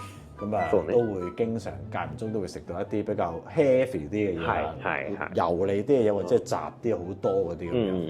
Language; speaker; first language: Cantonese; native; Cantonese